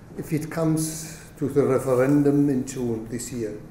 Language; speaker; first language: English; non-native, fluent; German